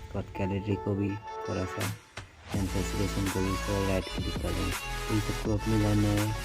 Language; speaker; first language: Hindi; non-native, local second language; Bangla